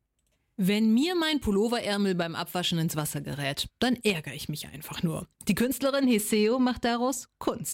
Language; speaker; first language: German; native; German